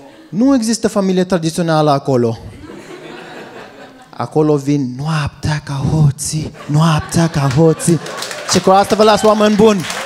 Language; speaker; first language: Romanian; non-native, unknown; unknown